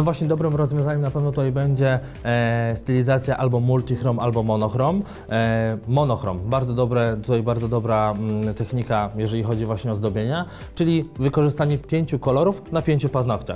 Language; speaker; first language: Polish; native; Polish